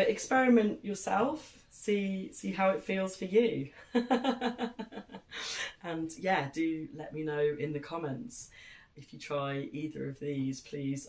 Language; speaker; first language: English; native; English